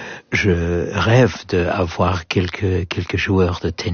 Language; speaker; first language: French; non-native, learner; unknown